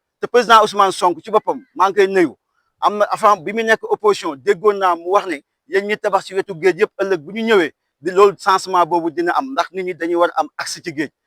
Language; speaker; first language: Wolof; native; Wolof